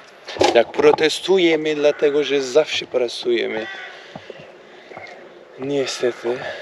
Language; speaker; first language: Polish; non-native, learner; Turkish